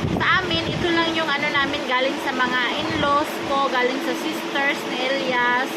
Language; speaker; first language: Filipino; native; Filipino